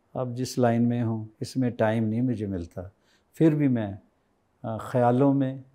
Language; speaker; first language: Hindi; native; Hindi